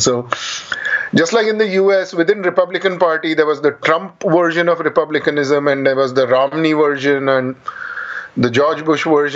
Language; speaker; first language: English; non-native, local second language; Marathi